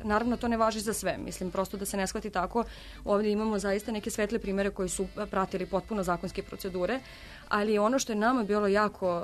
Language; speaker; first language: Serbian; native; Serbian